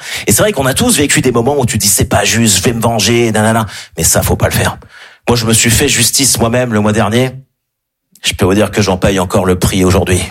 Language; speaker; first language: French; native; French